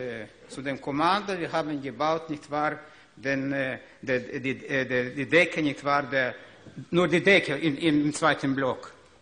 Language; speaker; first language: German; non-native, learner; Ukrainian